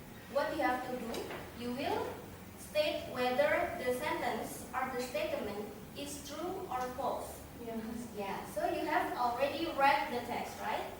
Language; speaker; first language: English; non-native, fluent; Indonesian